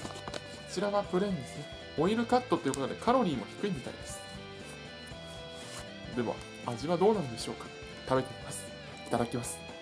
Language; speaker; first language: Japanese; native; Japanese